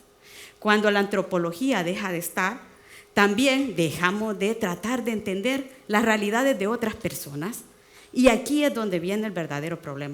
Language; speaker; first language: Spanish; native; Spanish